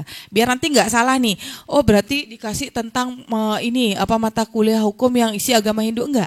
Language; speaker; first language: Indonesian; native; Indonesian